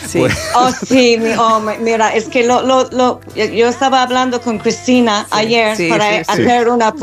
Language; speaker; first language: Spanish; non-native, fluent; English